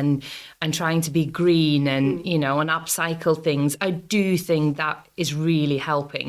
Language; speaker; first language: English; non-native, fluent; Latvian